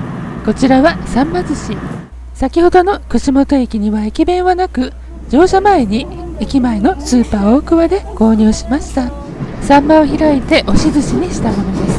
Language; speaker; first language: Japanese; native; Japanese